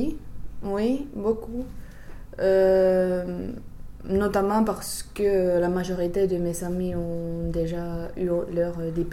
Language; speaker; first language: French; non-native, fluent; Finnish